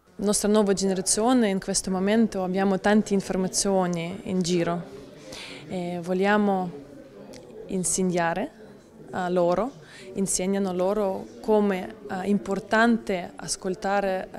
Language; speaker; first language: Italian; non-native, learner; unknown